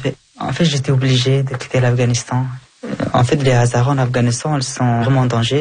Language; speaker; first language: French; early bilingual, other home language; Persian